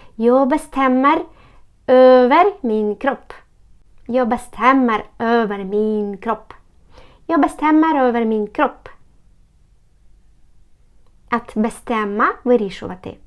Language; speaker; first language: Swedish; non-native, learner; Ukrainian